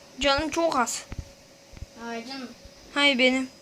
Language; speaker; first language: Turkish; native; Turkish